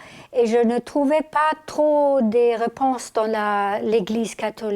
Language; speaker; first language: French; non-native, fluent; German